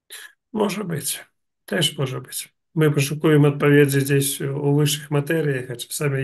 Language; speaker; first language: Polish; non-native, learner; Russian